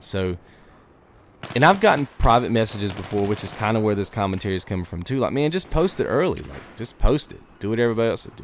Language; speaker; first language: English; native; English